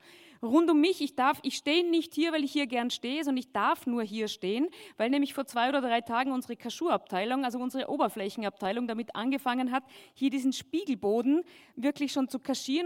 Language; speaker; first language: German; native; German